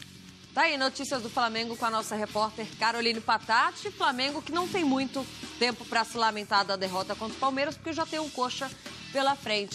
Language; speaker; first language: Portuguese; native; Portuguese